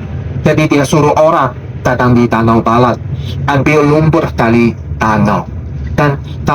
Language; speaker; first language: Indonesian; non-native, learner; Chinese